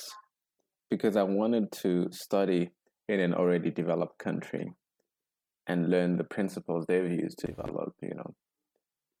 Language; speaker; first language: English; non-native, local second language; Zulu